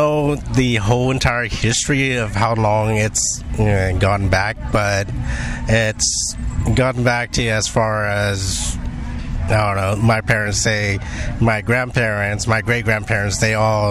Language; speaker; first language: English; native; English